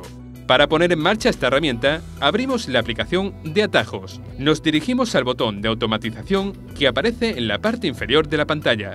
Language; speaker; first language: Spanish; native; Spanish